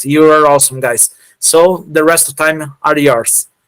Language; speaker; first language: English; non-native, fluent; Portuguese